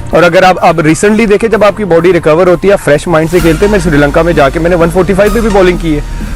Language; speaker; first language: Hindi; non-native, local second language; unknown